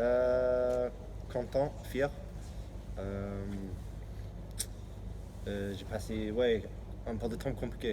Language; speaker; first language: French; non-native, learner; English